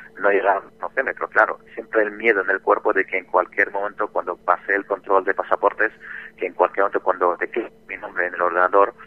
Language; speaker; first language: Spanish; non-native, fluent; Arabic